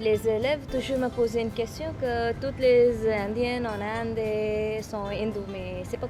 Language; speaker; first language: French; non-native, learner; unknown